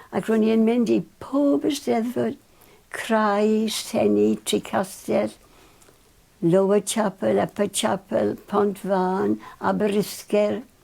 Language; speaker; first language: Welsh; non-native, local second language; English